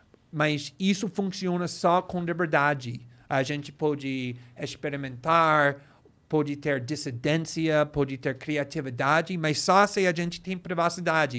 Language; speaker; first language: Portuguese; non-native, fluent; English